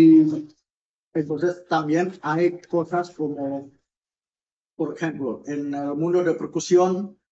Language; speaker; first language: Spanish; non-native, fluent; Indonesian